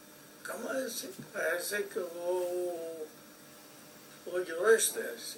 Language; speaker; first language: Hebrew; non-native, fluent; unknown